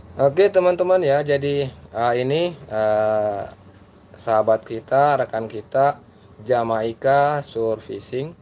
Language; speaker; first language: Indonesian; native; Indonesian